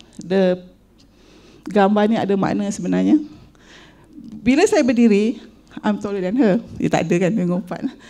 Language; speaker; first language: Malay; native; Malay